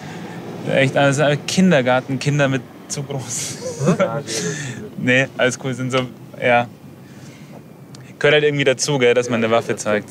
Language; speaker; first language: German; native; German